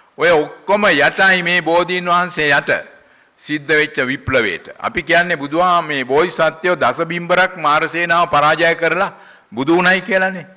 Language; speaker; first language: Sinhala; native; Sinhala